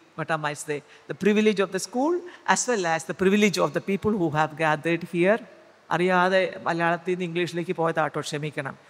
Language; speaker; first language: English; non-native, local second language; Malayalam